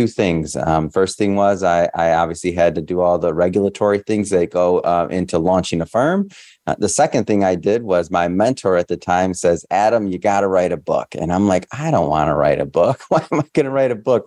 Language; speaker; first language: English; native; English